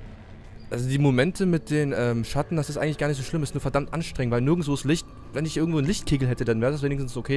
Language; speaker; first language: German; native; German